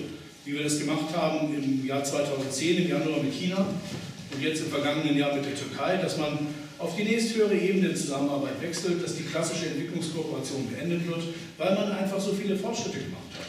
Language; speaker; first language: German; native; German